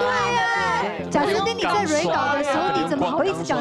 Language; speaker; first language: Chinese; native; Chinese